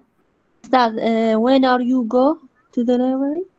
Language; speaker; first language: English; non-native, learner; Arabic